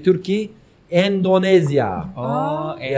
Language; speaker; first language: Indonesian; non-native, learner; Turkish